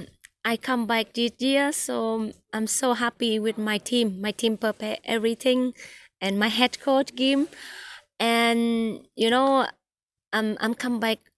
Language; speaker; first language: English; non-native, learner; Vietnamese